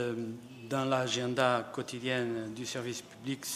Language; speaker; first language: French; non-native, fluent; Portuguese